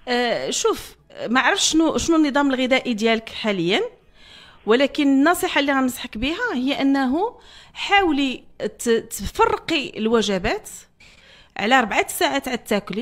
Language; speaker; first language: Arabic; native; Arabic